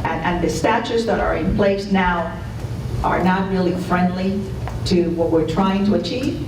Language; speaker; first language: English; non-native, fluent; Spanish